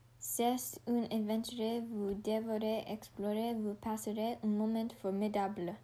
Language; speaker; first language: French; non-native, learner; English